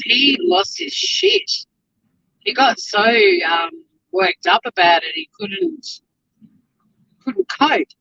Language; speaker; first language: English; native; English